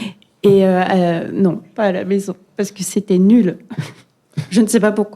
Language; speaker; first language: French; native; French